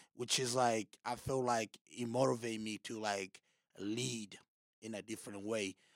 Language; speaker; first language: English; non-native, local second language; Rundi